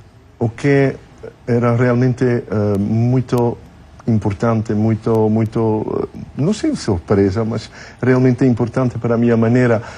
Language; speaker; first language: Portuguese; non-native, fluent; French